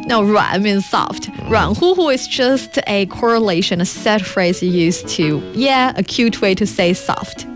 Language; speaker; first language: English; non-native, fluent; Chinese